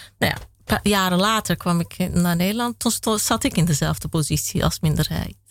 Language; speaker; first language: Dutch; early bilingual, other home language; Kurdish